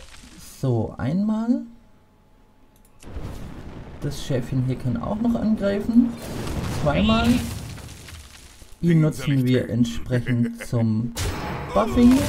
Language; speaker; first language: German; native; German